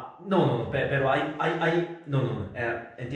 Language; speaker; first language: Spanish; non-native, learner; Korean